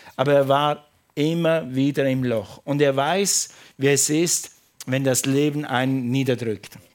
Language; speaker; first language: German; non-native, fluent; English